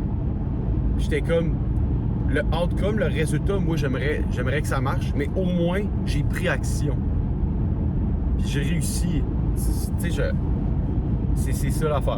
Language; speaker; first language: French; native; French